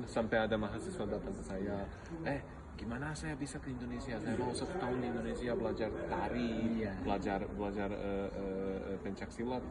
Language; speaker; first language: Indonesian; non-native, fluent; Bosnian